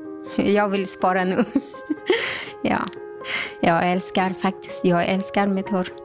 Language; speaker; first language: Swedish; non-native, local second language; Persian